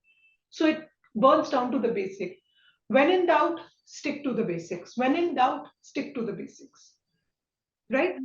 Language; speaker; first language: English; non-native, local second language; Hindi